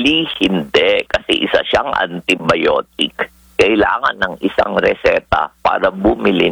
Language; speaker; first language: Filipino; non-native, local second language; Hiligaynon